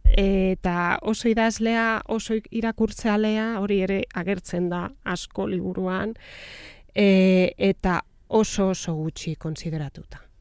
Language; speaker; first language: Basque; non-native, local second language; Catalan